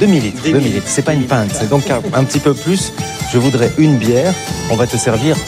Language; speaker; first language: French; native; French